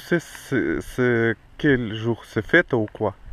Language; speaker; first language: French; non-native, learner; Russian